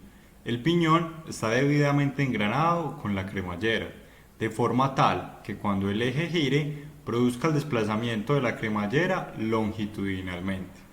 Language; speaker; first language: Spanish; native; Spanish